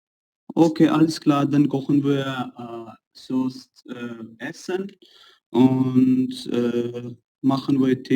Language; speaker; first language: German; non-native, learner; Urdu